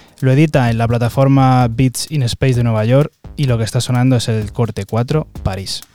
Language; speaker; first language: Spanish; native; Spanish